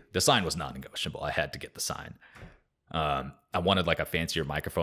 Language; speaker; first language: English; native; English